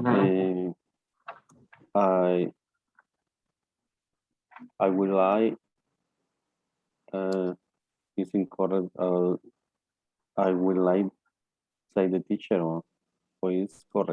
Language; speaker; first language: English; non-native, learner; Spanish